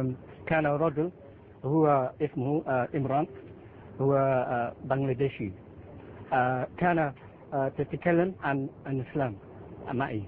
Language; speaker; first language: Arabic; non-native, learner; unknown